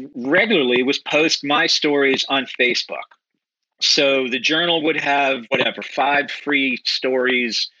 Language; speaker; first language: English; native; English